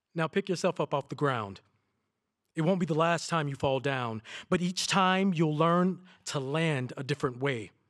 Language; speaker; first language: English; native; English